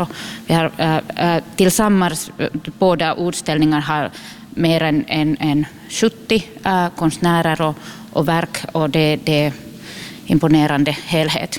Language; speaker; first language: Swedish; non-native, local second language; Finnish